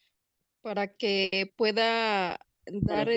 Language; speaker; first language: Spanish; native; Spanish